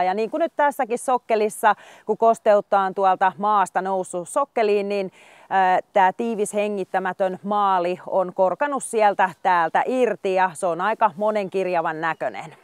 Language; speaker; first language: Finnish; native; Finnish